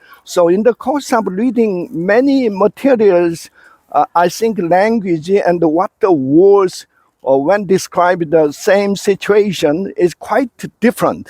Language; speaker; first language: English; non-native, fluent; Korean